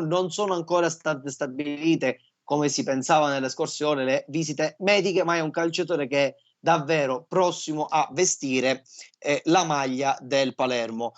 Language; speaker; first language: Italian; native; Italian